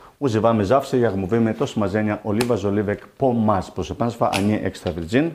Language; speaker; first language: Polish; non-native, learner; Greek